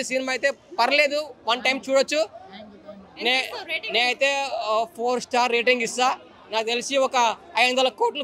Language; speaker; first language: Telugu; native; Telugu